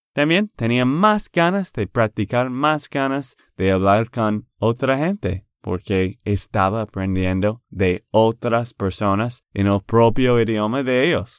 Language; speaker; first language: Spanish; non-native, fluent; English